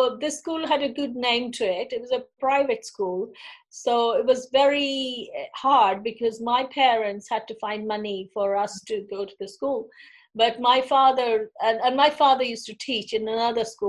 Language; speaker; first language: English; non-native, local second language; Bangla